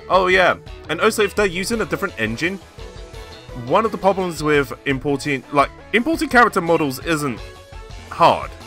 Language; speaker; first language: English; native; English